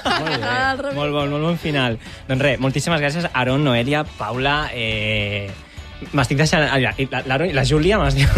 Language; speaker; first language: Catalan; native; Catalan